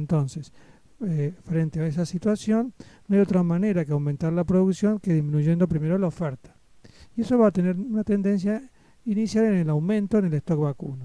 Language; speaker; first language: Spanish; native; Spanish